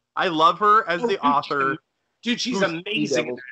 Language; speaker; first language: English; native; English